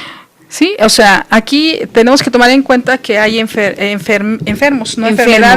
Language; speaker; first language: Spanish; native; Spanish